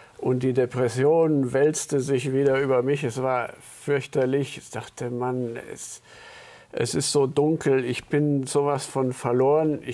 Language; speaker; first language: German; early bilingual, heritage; German